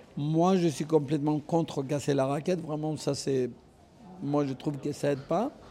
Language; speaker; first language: French; non-native, fluent; Spanish